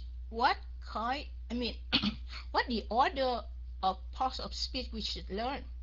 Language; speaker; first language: English; non-native, fluent; Vietnamese